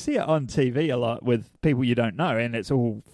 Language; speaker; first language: English; native; English